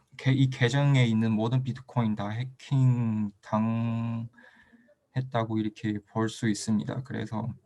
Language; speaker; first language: Korean; non-native, fluent; Chinese